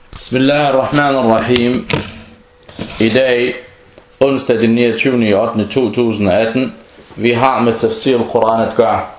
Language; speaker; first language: Danish; non-native, fluent; Arabic